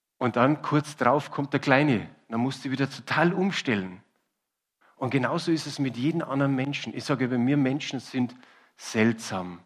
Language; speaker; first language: German; native; German